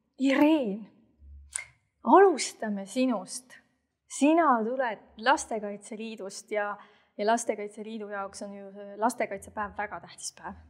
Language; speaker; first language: Estonian; native; Estonian